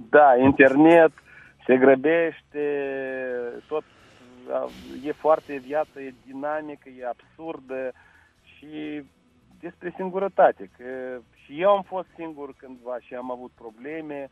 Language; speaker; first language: Romanian; non-native, local second language; Russian